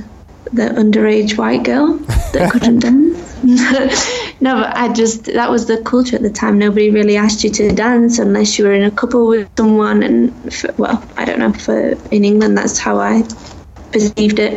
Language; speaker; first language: English; native; English